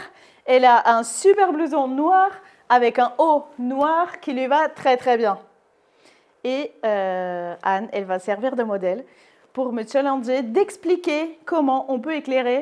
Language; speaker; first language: French; native; French